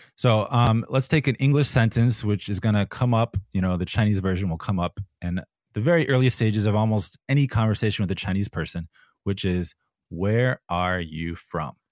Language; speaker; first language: English; native; English